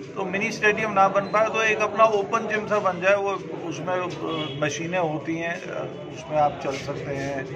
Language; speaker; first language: Hindi; native; Hindi